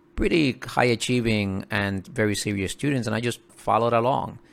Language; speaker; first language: English; early bilingual, other home language; Spanish